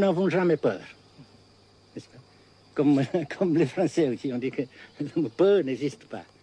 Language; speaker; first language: French; non-native, fluent; Vietnamese